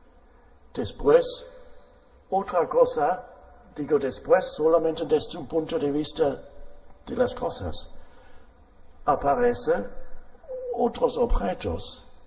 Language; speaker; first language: Spanish; non-native, fluent; German